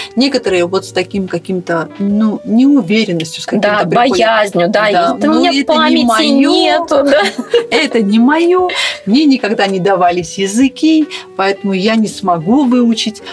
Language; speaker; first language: Russian; non-native, local second language; Armenian